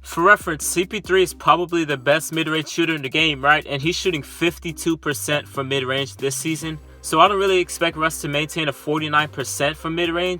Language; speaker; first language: English; native; English